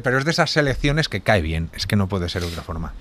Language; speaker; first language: Spanish; native; Spanish